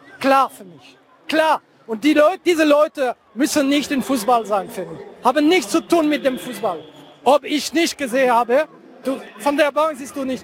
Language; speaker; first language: German; non-native, fluent; French